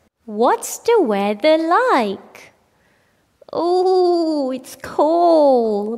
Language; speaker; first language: English; non-native, local second language; Malay